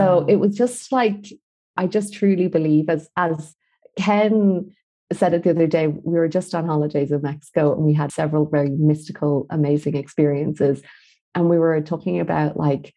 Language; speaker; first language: English; native; English